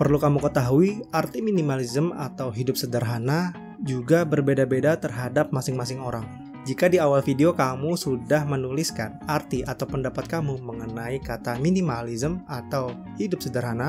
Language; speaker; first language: Indonesian; native; Indonesian